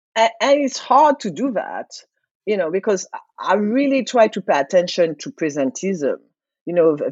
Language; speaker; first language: English; non-native, fluent; French